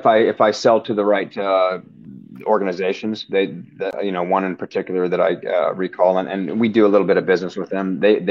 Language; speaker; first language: English; native; English